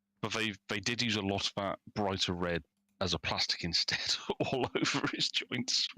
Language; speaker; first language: English; native; English